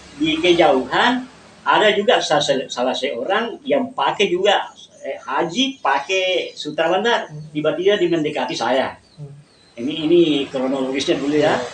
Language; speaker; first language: Indonesian; non-native, local second language; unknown